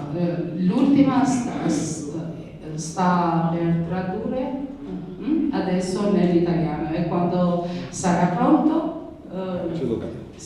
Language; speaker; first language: Italian; non-native, learner; Albanian